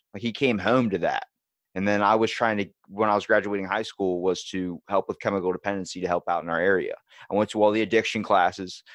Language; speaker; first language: English; native; English